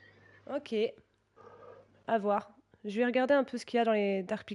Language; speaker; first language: French; native; French